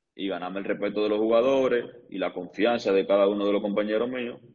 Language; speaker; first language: Spanish; native; Spanish